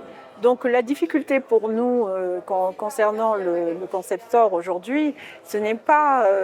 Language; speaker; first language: French; native; French